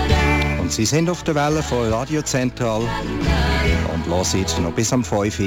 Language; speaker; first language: German; native; German